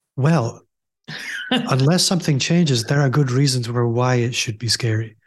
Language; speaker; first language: English; native; English